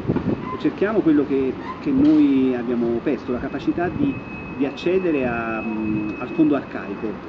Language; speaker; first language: Italian; native; Italian